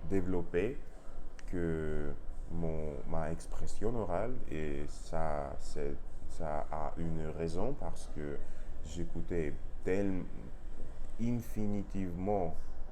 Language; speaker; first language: French; non-native, learner; Russian